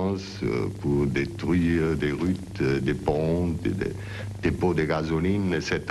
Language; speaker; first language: French; non-native, learner; German